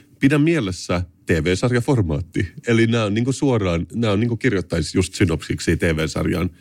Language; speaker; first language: Finnish; native; Finnish